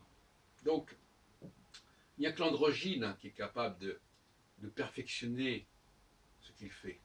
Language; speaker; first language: French; native; French